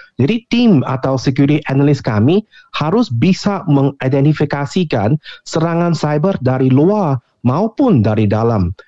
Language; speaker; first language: Indonesian; non-native, fluent; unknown